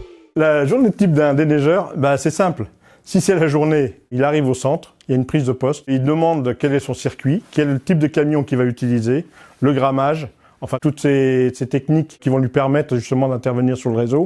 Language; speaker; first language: French; native; French